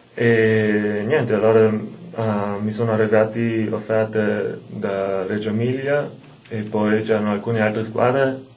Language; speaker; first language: Italian; non-native, fluent; German